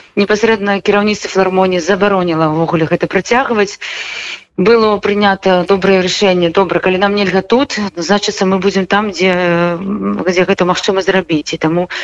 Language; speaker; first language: Belarusian; non-native, local second language; Russian